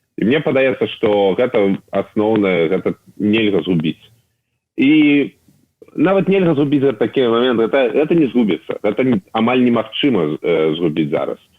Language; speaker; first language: Belarusian; non-native, local second language; Russian